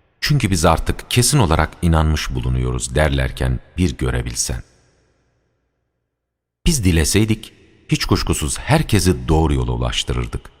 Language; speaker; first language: Turkish; native; Turkish